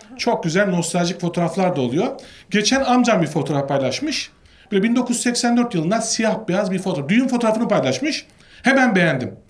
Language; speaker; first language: Turkish; native; Turkish